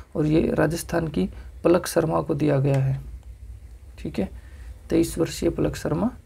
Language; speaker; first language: Hindi; native; Hindi